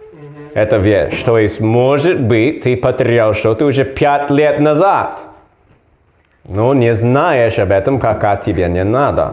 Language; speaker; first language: Russian; non-native, learner; English